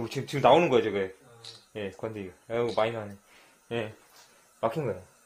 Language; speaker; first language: Korean; native; Korean